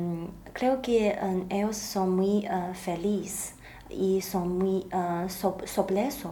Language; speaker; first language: Spanish; non-native, learner; Chinese